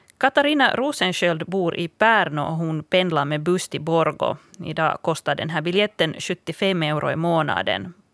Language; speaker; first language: Swedish; native; Swedish